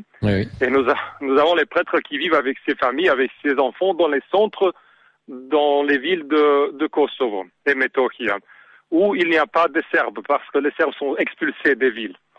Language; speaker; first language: French; non-native, learner; Serbian